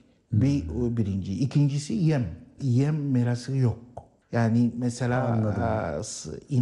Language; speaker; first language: Turkish; non-native, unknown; Arabic